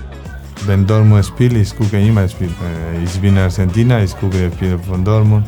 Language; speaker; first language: German; non-native, learner; Spanish